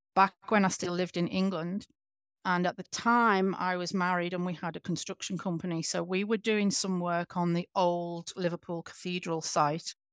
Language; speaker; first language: English; native; English